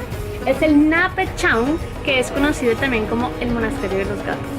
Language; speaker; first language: Spanish; native; Spanish